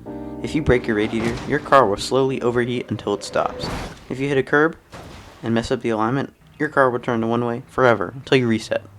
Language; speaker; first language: English; native; English